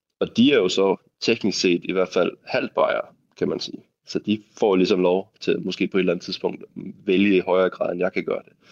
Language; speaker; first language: Danish; native; Danish